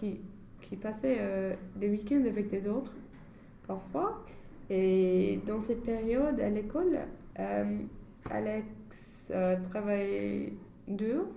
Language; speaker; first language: French; non-native, learner; English